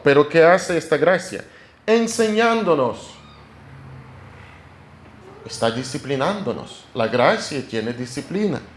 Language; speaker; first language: Spanish; non-native, fluent; Russian